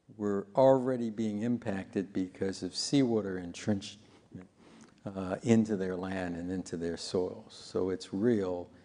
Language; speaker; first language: English; native; English